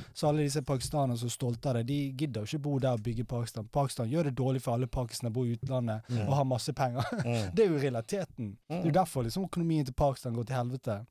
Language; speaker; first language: Norwegian; early bilingual, other home language; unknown